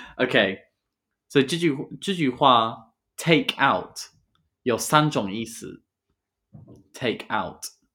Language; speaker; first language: Chinese; non-native, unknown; English